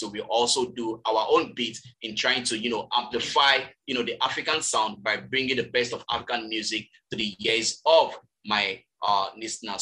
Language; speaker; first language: English; non-native, local second language; Yoruba